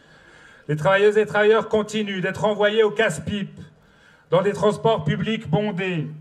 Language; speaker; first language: French; native; French